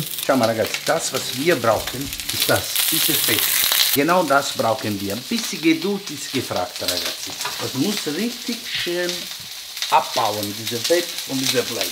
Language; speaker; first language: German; non-native, learner; Italian